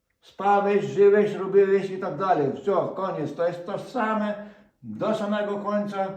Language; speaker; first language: Polish; non-native, fluent; Ukrainian